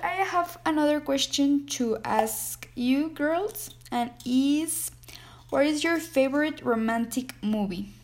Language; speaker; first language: English; non-native, learner; Spanish